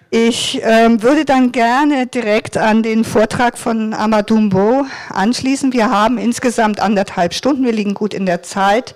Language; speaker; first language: German; native; German